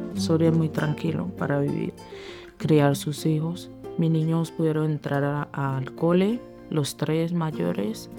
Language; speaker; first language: Spanish; native; Spanish